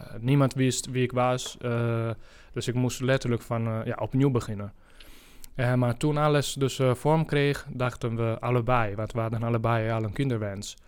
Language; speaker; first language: Dutch; non-native, fluent; Italian